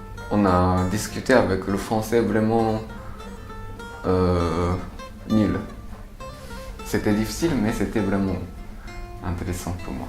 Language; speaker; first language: French; non-native, learner; Japanese